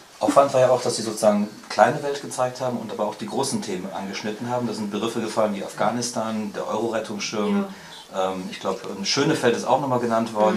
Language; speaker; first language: German; native; German